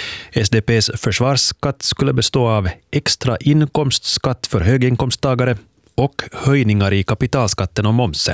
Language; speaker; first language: Swedish; native; Swedish